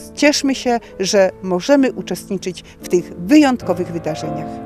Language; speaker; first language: Polish; native; Polish